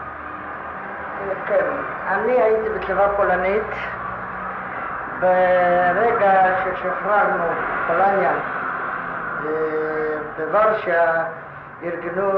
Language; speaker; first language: Hebrew; non-native, fluent; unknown